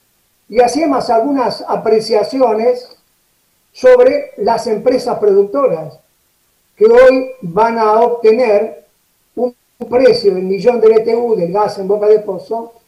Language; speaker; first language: Spanish; native; Spanish